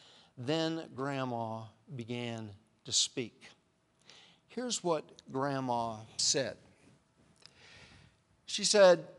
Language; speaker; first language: English; native; English